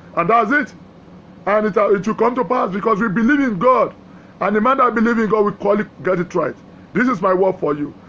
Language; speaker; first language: English; non-native, local second language; Yoruba